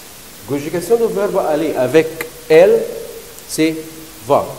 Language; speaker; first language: French; non-native, learner; Arabic